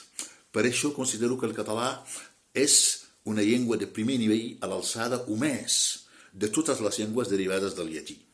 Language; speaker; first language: Catalan; non-native, fluent; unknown